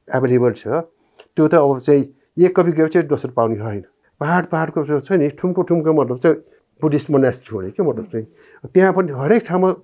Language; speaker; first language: Nepali; non-native, local second language; Newari